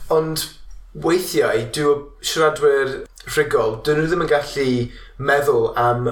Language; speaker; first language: Welsh; non-native, local second language; English